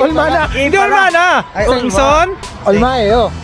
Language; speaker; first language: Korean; non-native, learner; Filipino